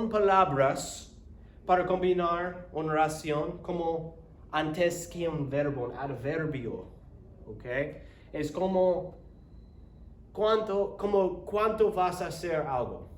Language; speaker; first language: Spanish; non-native, learner; English